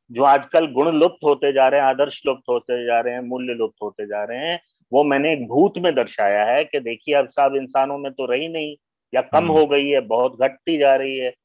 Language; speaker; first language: Hindi; native; Hindi